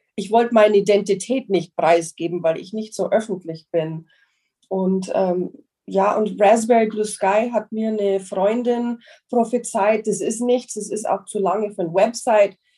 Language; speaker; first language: German; non-native, fluent; English